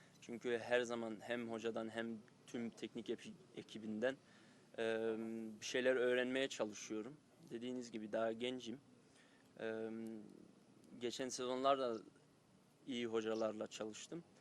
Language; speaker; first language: Turkish; early bilingual, heritage; Turkish